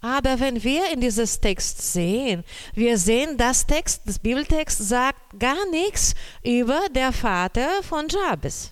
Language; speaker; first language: German; non-native, learner; Portuguese